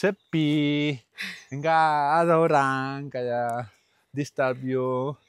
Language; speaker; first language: Indonesian; non-native, learner; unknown